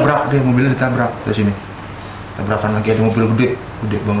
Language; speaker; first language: Indonesian; native; Indonesian